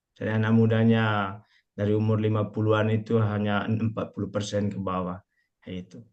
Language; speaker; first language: Indonesian; non-native, local second language; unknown